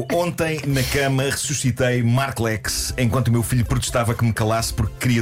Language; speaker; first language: Portuguese; native; Portuguese